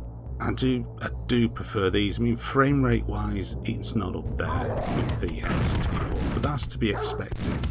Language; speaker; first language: English; native; English